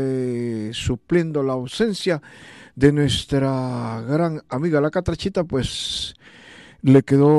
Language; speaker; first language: Spanish; native; Spanish